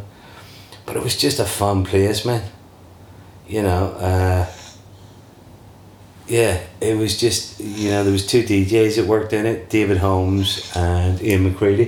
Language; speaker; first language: English; native; English